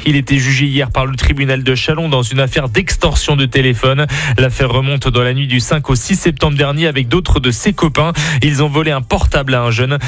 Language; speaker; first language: French; native; French